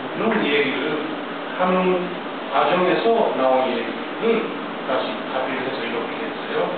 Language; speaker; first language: Korean; non-native, fluent; Japanese